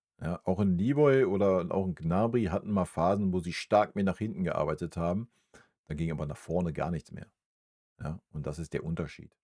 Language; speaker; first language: German; native; German